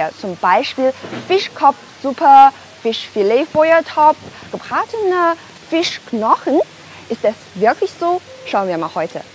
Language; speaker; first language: German; non-native, fluent; Chinese